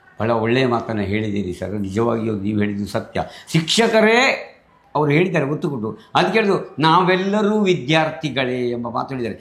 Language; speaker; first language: Kannada; non-native, local second language; Marathi